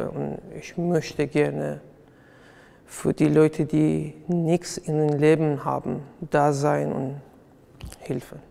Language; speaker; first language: German; non-native, fluent; Persian